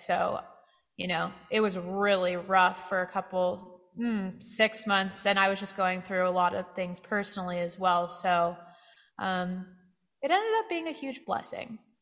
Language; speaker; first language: English; native; English